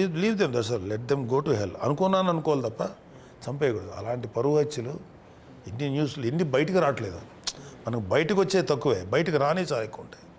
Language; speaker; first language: Telugu; native; Telugu